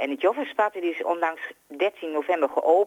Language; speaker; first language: Dutch; native; Dutch